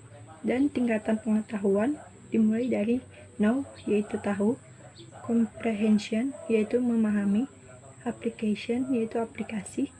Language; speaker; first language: Indonesian; native; Indonesian